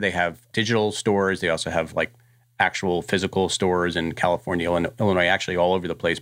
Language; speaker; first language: English; native; English